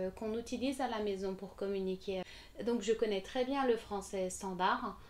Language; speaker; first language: French; non-native, fluent; Portuguese